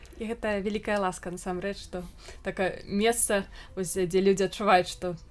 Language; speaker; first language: Belarusian; native; Belarusian